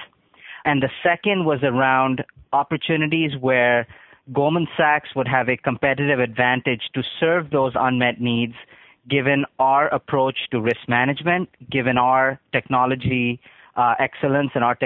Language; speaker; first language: English; non-native, local second language; Urdu